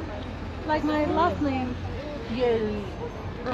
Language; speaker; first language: English; non-native, fluent; Spanish